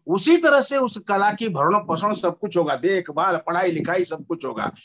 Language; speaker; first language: Hindi; native; Hindi